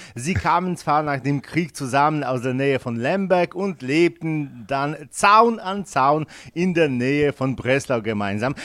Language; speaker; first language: German; non-native, fluent; Polish